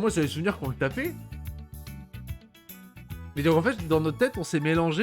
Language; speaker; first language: French; native; French